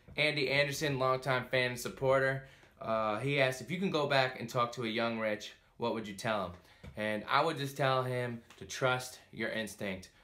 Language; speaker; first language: English; native; English